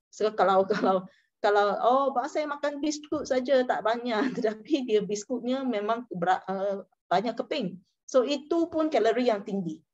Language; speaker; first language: Malay; non-native, local second language; Chinese